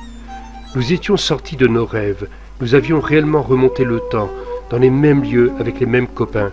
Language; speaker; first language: French; native; French